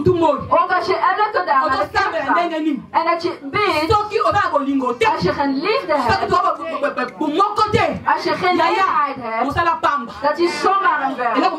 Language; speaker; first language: Dutch; non-native, fluent; Lingala